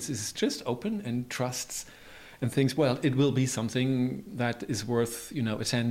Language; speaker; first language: English; non-native, fluent; German